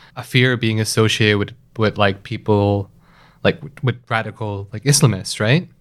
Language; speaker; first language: English; native; English